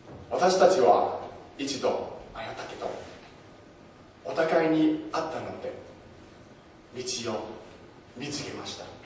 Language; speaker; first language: Japanese; non-native, learner; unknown